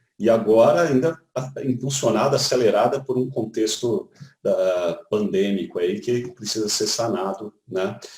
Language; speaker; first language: Portuguese; native; Portuguese